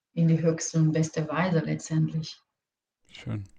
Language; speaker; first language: German; non-native, fluent; Portuguese